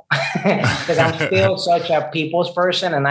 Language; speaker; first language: English; non-native, fluent; Spanish